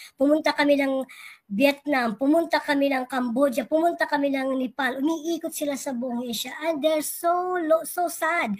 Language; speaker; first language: Filipino; non-native, local second language; Waray